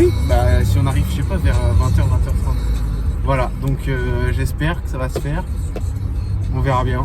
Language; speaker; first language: French; native; French